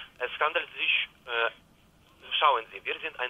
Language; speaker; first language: German; non-native, learner; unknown